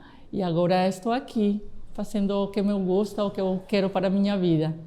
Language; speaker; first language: Portuguese; non-native, fluent; Spanish